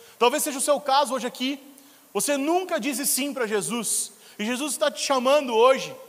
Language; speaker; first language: Portuguese; native; Portuguese